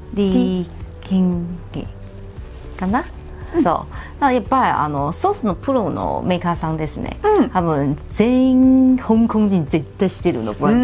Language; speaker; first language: Japanese; non-native, fluent; Chinese